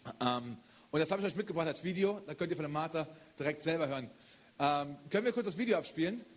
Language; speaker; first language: German; native; German